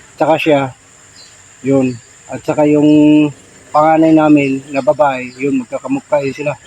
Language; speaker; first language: Filipino; native; Filipino